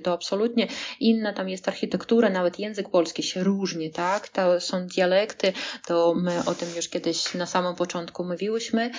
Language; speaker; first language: Polish; non-native, fluent; Russian